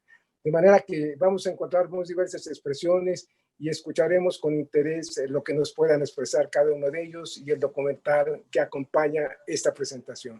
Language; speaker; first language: Spanish; native; Spanish